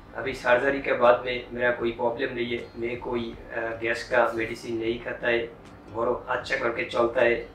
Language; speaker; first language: Hindi; non-native, learner; Bangla